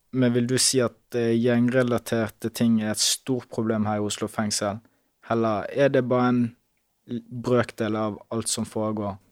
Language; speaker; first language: Norwegian; native; Norwegian